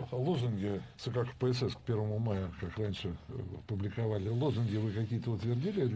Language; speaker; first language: Russian; native; Russian